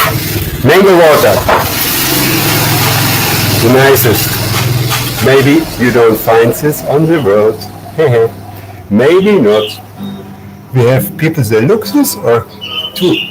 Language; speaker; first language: English; non-native, learner; German